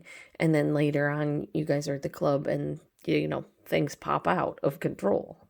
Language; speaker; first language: English; native; English